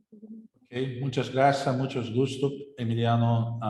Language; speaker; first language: Spanish; non-native, learner; Portuguese